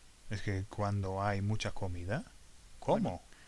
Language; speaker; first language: Spanish; non-native, fluent; English